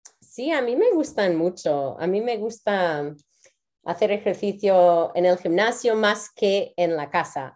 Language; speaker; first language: Spanish; non-native, fluent; English